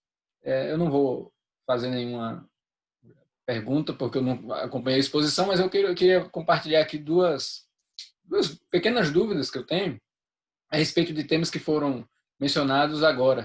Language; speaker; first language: Portuguese; native; Portuguese